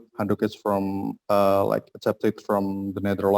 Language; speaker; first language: English; non-native, learner; Indonesian